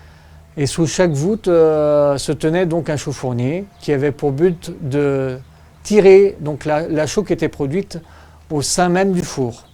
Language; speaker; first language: French; native; French